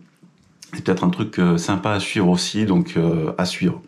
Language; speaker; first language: French; native; French